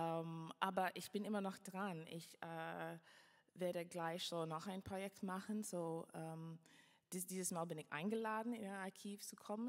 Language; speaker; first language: German; non-native, fluent; English